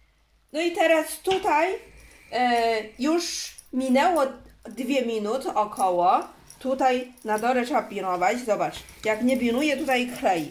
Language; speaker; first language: Polish; non-native, learner; Chinese